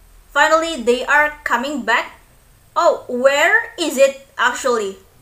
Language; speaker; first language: English; non-native, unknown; Indonesian